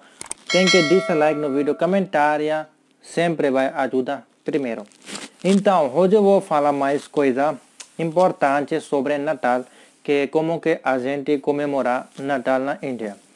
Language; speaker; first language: Portuguese; non-native, learner; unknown